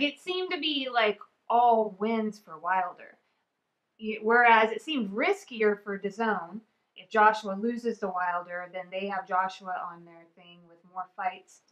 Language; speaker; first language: English; native; English